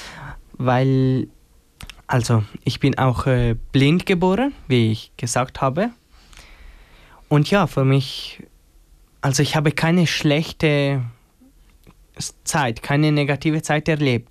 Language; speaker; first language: German; non-native, learner; Albanian